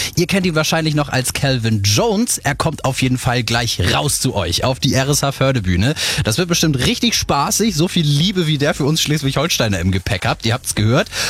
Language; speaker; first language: German; native; German